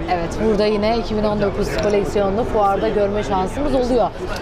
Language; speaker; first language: Turkish; native; Turkish